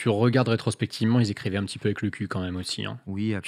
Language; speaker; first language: French; native; French